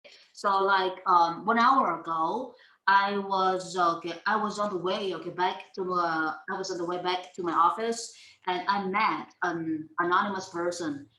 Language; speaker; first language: English; non-native, fluent; Vietnamese